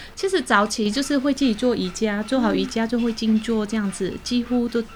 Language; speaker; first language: Chinese; non-native, fluent; Khmer